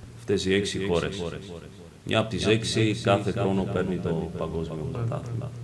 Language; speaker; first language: Greek; early bilingual, heritage; Greek